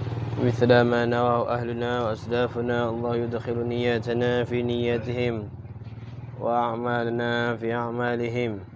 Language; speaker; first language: Arabic; non-native, fluent; Indonesian